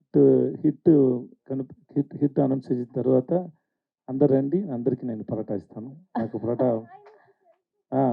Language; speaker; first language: Telugu; non-native, learner; Tamil